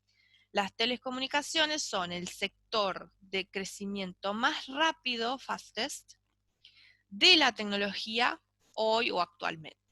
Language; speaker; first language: Spanish; native; Spanish